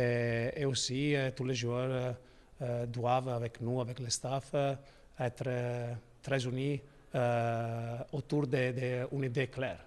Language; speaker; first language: French; non-native, learner; Italian